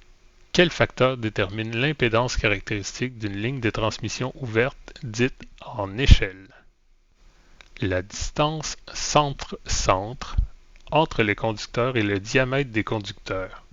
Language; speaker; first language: French; native; French